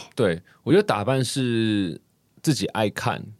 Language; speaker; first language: Chinese; non-native, local second language; Min Nan Chinese